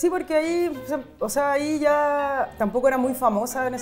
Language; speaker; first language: Spanish; native; Spanish